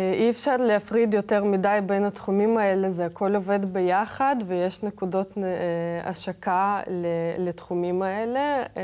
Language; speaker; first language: Hebrew; non-native, fluent; Russian